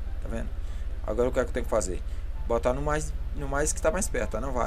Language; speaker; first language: Portuguese; native; Portuguese